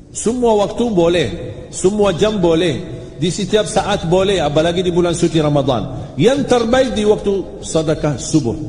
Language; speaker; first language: Malay; non-native, fluent; Arabic